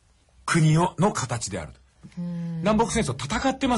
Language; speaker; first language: Japanese; native; Japanese